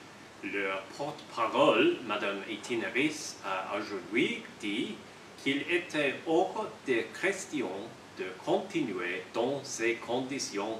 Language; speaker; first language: French; non-native, learner; English